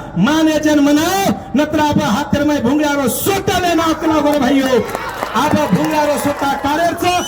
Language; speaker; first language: Marathi; non-native, local second language; Lambadi